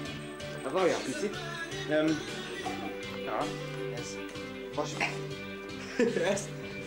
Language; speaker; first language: Hungarian; non-native, learner; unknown